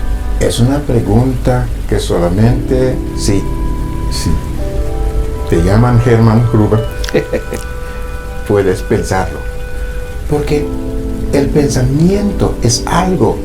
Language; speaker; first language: Spanish; non-native, fluent; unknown